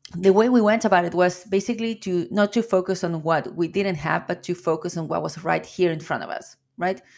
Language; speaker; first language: English; non-native, fluent; Spanish